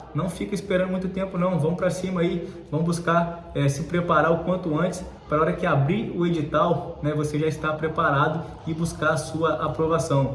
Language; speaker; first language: Portuguese; native; Portuguese